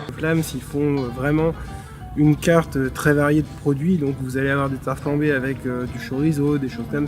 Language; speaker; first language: French; native; French